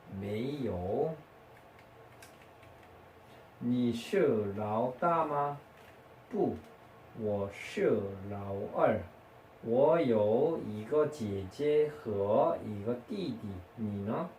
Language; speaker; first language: Chinese; non-native, fluent; Korean